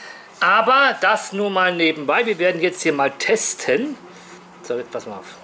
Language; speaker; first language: German; native; German